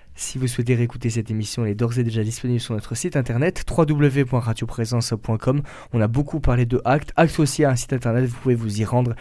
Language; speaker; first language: French; native; French